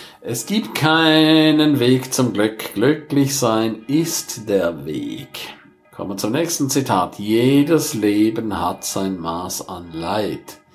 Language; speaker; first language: German; non-native, local second language; Romansh